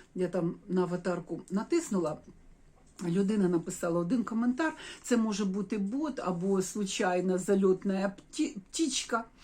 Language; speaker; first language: Ukrainian; non-native, local second language; Russian